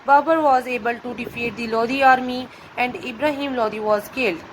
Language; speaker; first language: English; non-native, local second language; Urdu